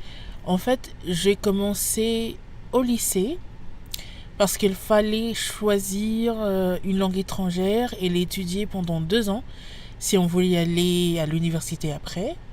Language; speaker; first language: French; non-native, fluent; English